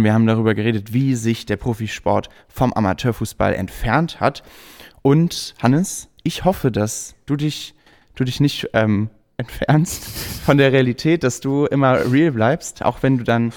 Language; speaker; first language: German; native; German